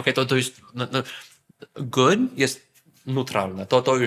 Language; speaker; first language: Polish; early bilingual, heritage; Polish